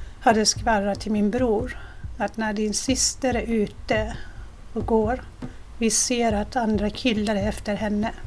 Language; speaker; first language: Swedish; non-native, fluent; Persian